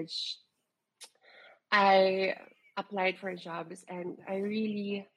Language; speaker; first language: English; non-native, local second language; Filipino